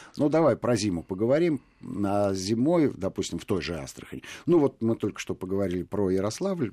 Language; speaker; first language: Russian; native; Russian